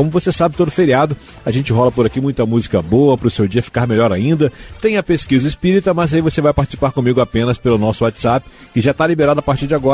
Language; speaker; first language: Portuguese; native; Portuguese